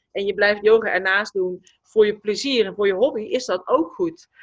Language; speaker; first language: Dutch; native; Dutch